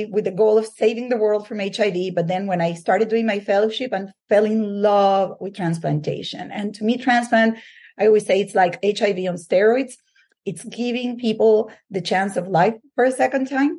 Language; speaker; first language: English; non-native, fluent; Spanish